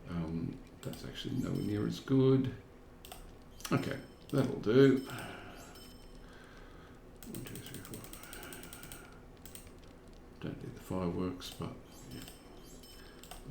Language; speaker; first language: English; native; English